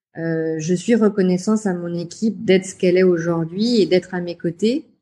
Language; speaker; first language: French; native; French